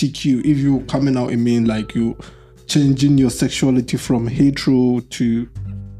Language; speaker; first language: English; non-native, local second language; Akan